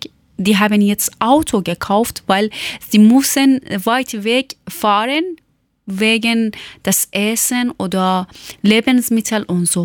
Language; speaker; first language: German; non-native, learner; Persian